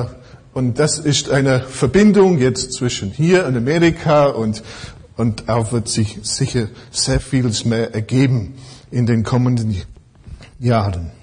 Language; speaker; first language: German; non-native, fluent; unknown